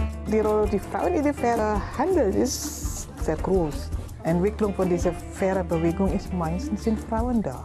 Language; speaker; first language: German; non-native, learner; Indonesian